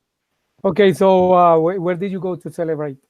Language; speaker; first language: English; non-native, fluent; Spanish